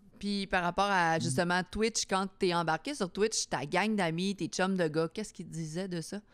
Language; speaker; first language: French; native; French